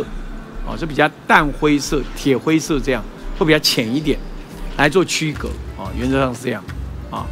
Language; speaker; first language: Chinese; native; Chinese